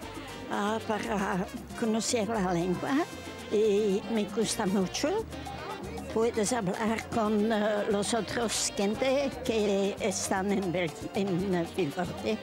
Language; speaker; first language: Spanish; non-native, learner; Dutch